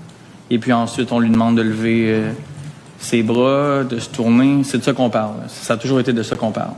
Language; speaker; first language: French; native; French